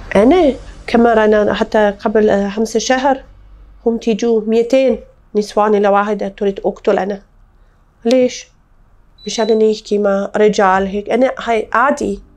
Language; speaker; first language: Arabic; non-native, learner; German